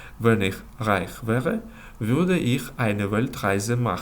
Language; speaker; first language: German; non-native, fluent; Ukrainian